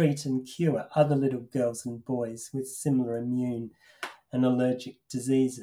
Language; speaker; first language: English; native; English